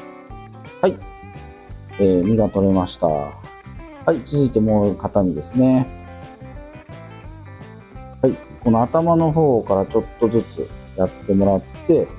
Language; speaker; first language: Japanese; native; Japanese